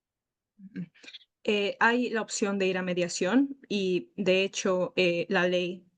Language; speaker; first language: Spanish; native; Spanish